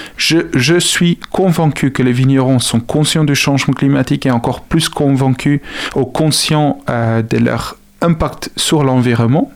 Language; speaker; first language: French; non-native, fluent; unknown